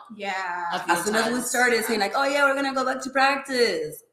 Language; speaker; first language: English; non-native, fluent; Spanish